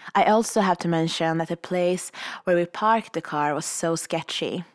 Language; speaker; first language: English; non-native, fluent; Swedish